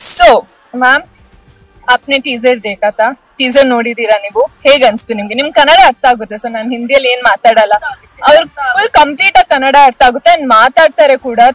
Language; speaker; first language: Kannada; non-native, local second language; Kodava